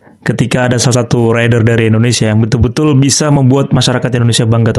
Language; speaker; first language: Indonesian; native; Indonesian